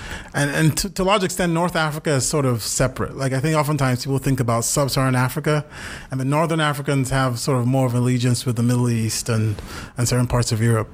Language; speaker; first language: English; non-native, local second language; Yoruba